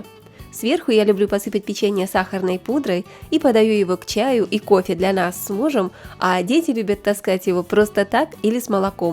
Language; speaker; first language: Russian; native; Russian